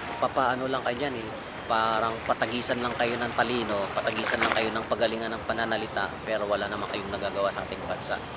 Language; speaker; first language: Filipino; native; Filipino